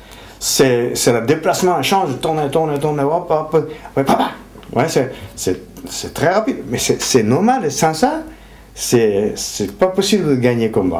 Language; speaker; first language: French; non-native, fluent; Japanese